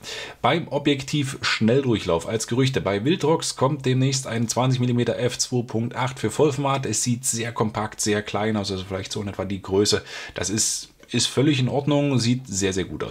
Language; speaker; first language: German; native; German